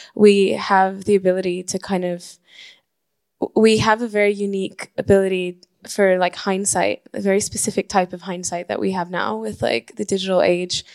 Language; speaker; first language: English; non-native, fluent; Spanish